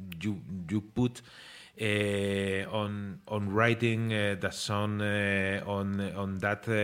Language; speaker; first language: English; non-native, learner; Spanish